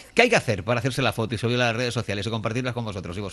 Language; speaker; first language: Spanish; native; Spanish